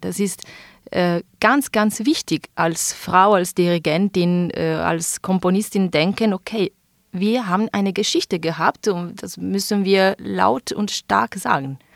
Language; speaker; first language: German; non-native, fluent; Italian